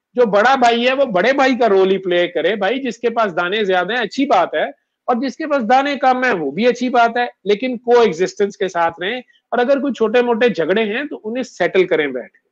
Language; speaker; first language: Urdu; non-native, local second language; Punjabi